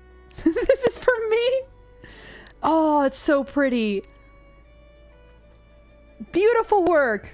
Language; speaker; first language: English; native; English